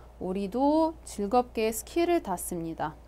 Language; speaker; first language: Korean; non-native, fluent; Arabic